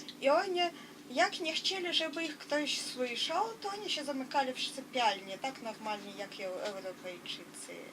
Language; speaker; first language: Polish; non-native, fluent; Russian